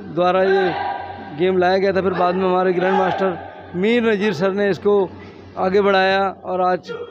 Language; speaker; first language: Hindi; native; Hindi